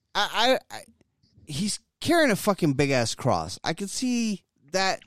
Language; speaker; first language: English; native; English